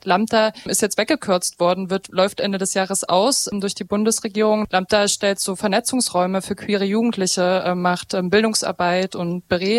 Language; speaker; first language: German; native; German